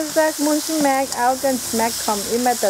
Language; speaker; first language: German; non-native, learner; Thai